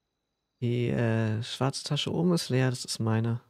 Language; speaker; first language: German; native; German